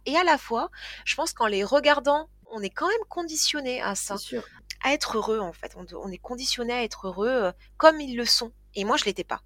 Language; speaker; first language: French; native; French